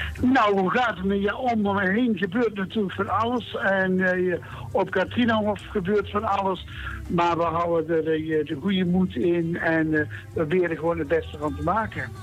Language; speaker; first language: Dutch; native; Dutch